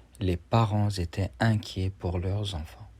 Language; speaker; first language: French; non-native, fluent; Turkish